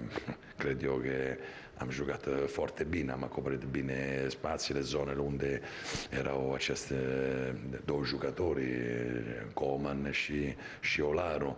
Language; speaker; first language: Romanian; non-native, fluent; Italian